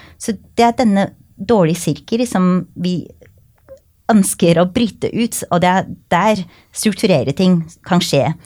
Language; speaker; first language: Norwegian; non-native, fluent; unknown